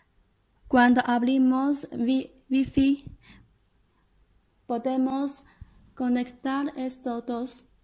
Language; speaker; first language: Spanish; non-native, learner; Chinese